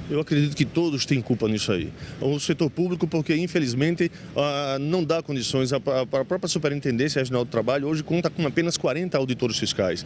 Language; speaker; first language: Portuguese; native; Portuguese